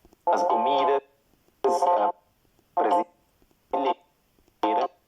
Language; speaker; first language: Portuguese; non-native, learner; Chinese